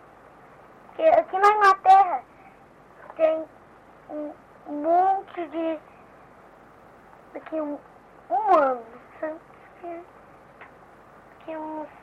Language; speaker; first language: Portuguese; early bilingual, heritage; Portuguese